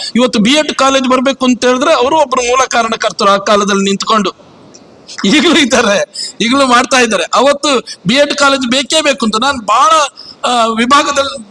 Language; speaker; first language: Kannada; native; Kannada